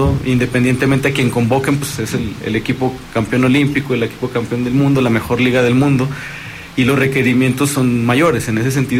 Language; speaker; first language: Spanish; native; Spanish